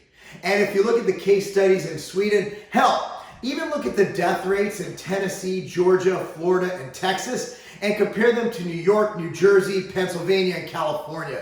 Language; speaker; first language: English; native; English